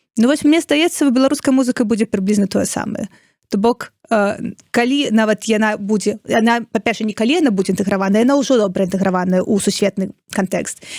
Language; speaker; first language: Belarusian; non-native, local second language; Russian